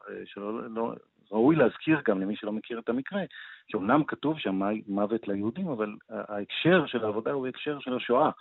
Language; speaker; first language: Hebrew; native; Hebrew